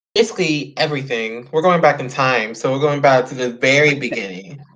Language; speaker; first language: English; native; English